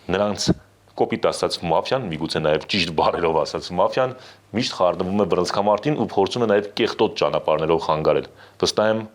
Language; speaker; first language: Armenian; native; Armenian